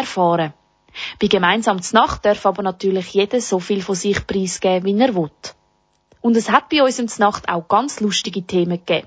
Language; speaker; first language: German; native; German